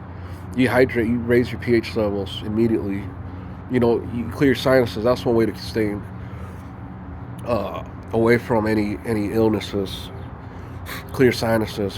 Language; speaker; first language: English; native; English